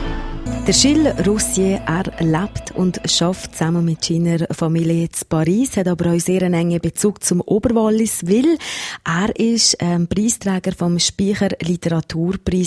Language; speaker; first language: German; native; German